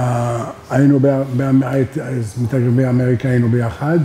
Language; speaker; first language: Hebrew; non-native, learner; French